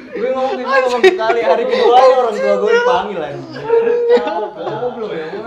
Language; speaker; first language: Malay; native; Malay